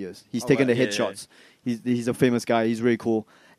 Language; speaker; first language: English; non-native, local second language; Chinese